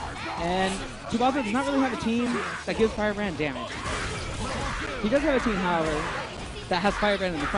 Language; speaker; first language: English; native; English